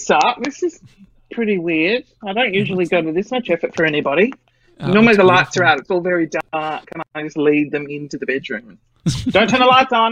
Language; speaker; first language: English; native; English